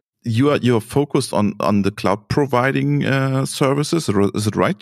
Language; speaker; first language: English; non-native, fluent; German